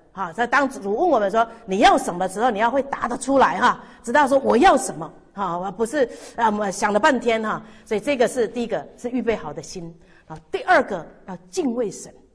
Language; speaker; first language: Chinese; native; Chinese